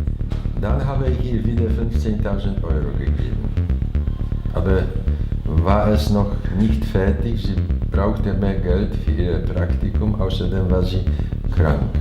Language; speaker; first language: German; non-native, learner; Chinese